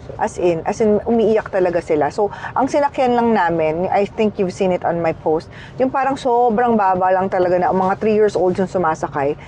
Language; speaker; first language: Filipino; native; Filipino